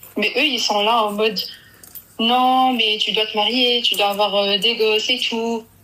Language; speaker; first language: French; early bilingual, other home language; Arabic